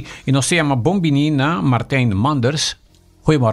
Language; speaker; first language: Dutch; non-native, local second language; Papiamento